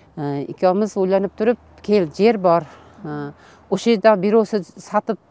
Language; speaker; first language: Kyrgyz; non-native, local second language; Uzbek